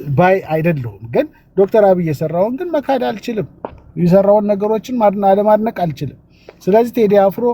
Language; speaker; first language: Amharic; native; Amharic